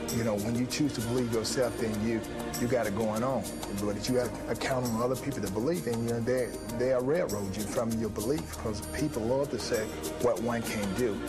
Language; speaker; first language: English; native; English